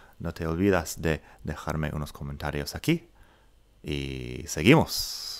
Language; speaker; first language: Spanish; non-native, fluent; English